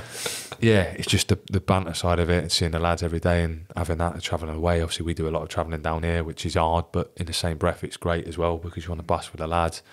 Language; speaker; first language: English; native; English